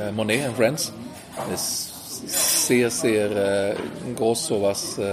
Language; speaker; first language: German; non-native, learner; Swedish